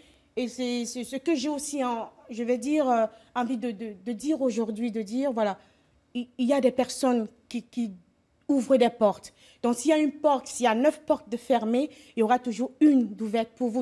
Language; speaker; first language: French; native; French